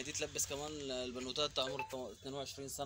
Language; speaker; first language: Arabic; native; Arabic